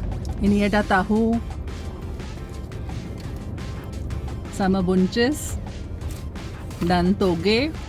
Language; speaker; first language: Indonesian; non-native, learner; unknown